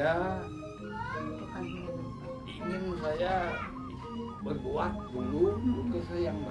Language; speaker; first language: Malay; non-native, local second language; Balinese